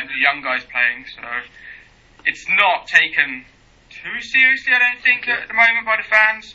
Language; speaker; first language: English; native; English